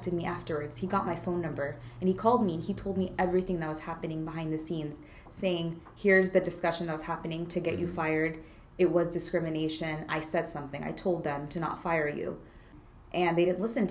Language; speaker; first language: English; native; English